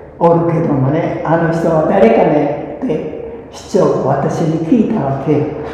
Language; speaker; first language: Japanese; early bilingual, other home language; Korean